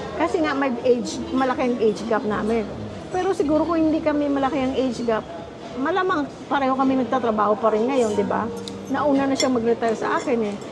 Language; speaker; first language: Filipino; native; Filipino